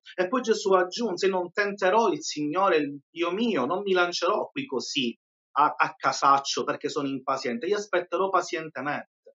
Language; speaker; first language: Italian; native; Italian